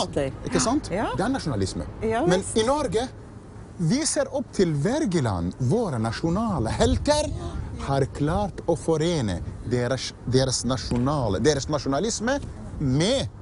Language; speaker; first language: Norwegian; non-native, fluent; Arabic